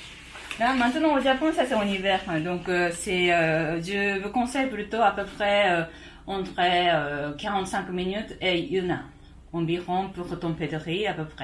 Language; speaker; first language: French; non-native, learner; Japanese